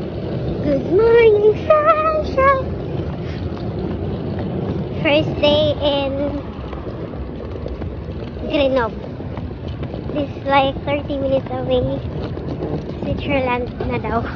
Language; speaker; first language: English; non-native, local second language; Filipino